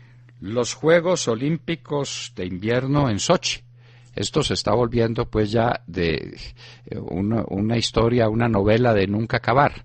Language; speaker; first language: Spanish; native; Spanish